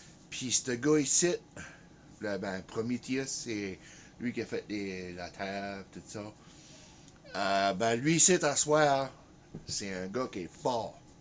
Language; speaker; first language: French; early bilingual, heritage; French